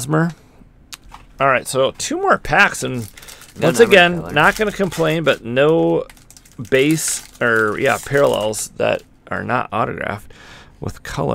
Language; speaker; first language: English; native; English